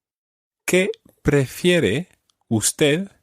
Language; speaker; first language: Spanish; non-native, fluent; English